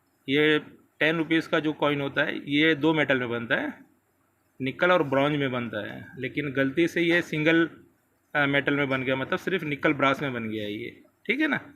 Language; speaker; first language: Hindi; native; Hindi